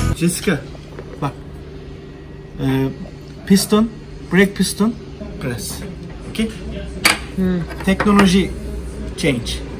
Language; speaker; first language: English; non-native, learner; Turkish